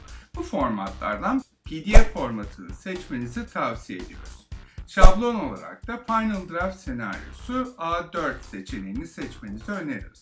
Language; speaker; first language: Turkish; native; Turkish